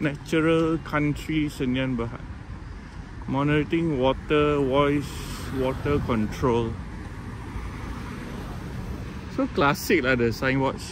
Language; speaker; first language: English; non-native, local second language; Malay